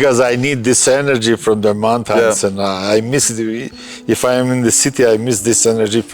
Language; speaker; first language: English; non-native, learner; Albanian